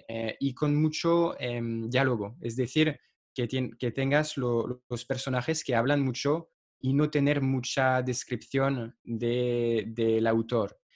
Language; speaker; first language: Spanish; non-native, fluent; French